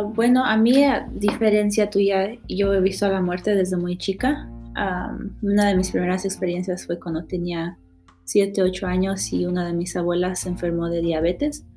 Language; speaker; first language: Spanish; early bilingual, heritage; Spanish